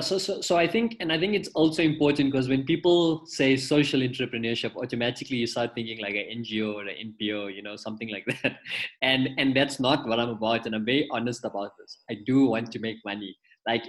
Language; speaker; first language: English; native; English